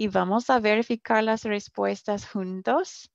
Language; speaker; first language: Spanish; non-native, fluent; English